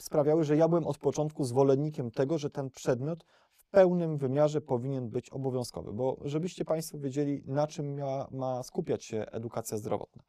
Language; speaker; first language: Polish; native; Polish